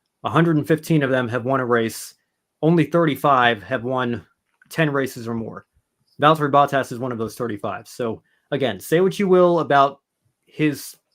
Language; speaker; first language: English; native; English